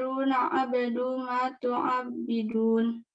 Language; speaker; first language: Arabic; non-native, learner; Indonesian